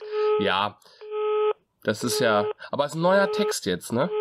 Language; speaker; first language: German; native; German